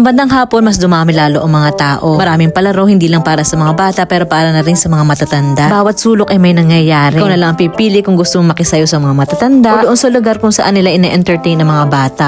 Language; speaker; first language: Filipino; native; Filipino